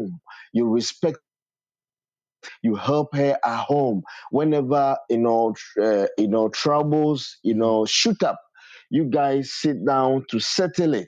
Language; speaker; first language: English; non-native, local second language; Ewe